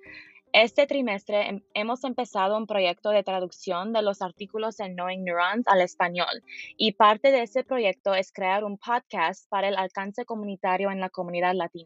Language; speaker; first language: Spanish; non-native, fluent; English